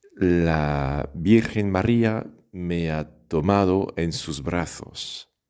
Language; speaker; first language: Spanish; non-native, fluent; French